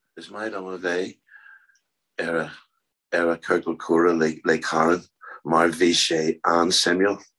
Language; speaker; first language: Irish; non-native, local second language; English